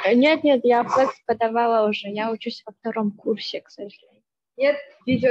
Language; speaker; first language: Russian; non-native, local second language; Kyrgyz